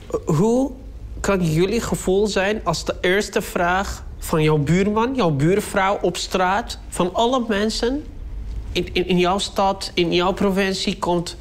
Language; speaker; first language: Dutch; non-native, learner; Arabic